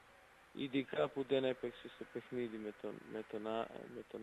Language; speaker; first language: Greek; non-native, fluent; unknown